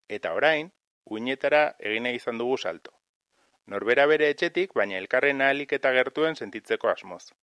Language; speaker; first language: Basque; native; Basque